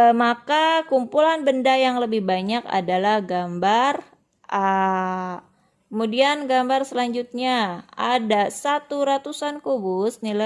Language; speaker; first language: Indonesian; native; Indonesian